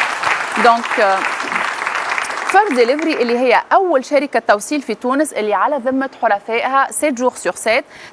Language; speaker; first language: Arabic; native; Arabic